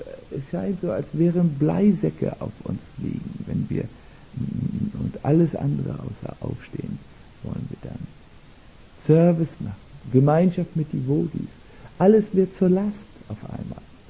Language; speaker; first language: German; native; German